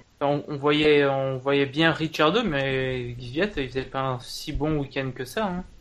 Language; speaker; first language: French; native; French